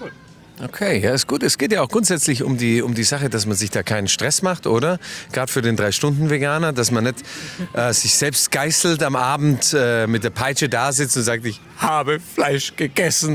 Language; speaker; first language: German; native; German